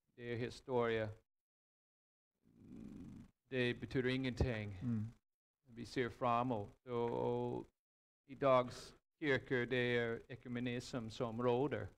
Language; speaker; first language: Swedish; non-native, fluent; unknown